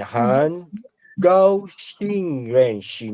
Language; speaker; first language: Chinese; non-native, learner; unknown